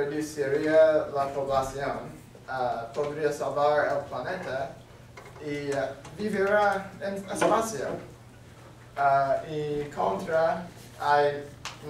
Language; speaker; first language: Spanish; non-native, learner; English